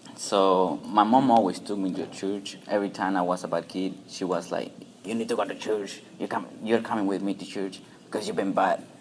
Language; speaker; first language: English; non-native, fluent; Spanish